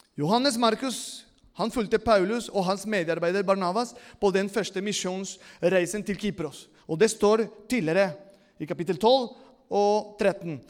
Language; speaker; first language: Norwegian; non-native, fluent; Spanish